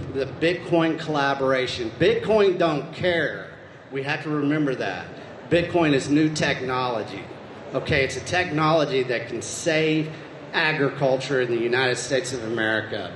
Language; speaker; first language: English; native; English